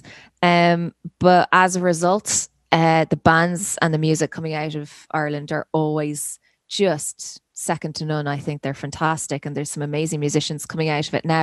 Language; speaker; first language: English; native; English